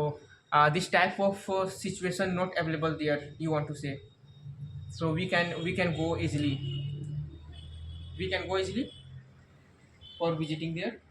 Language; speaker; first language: English; non-native, learner; Hindi